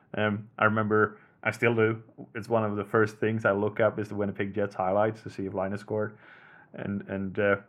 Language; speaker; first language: English; non-native, fluent; Swedish